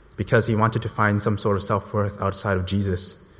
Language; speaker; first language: English; non-native, local second language; Cantonese